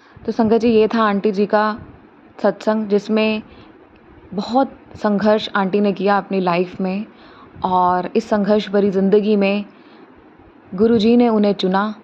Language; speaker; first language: Hindi; native; Hindi